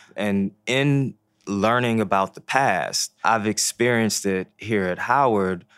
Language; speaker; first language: English; early bilingual, other home language; Haitian Creole